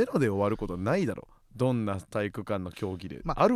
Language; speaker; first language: Japanese; native; Japanese